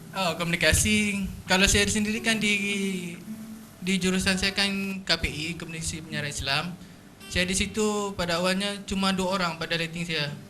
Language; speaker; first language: Malay; native; Malay